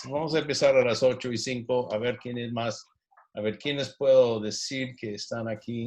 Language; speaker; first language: Spanish; non-native, fluent; English